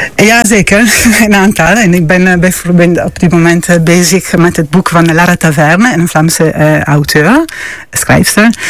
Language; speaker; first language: Dutch; non-native, fluent; Italian